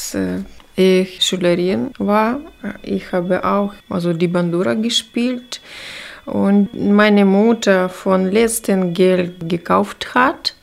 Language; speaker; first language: German; non-native, learner; Ukrainian